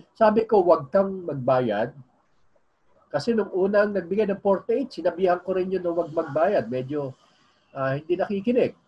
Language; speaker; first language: Filipino; native; Filipino